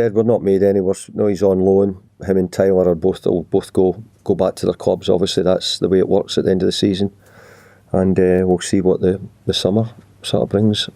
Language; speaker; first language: English; native; English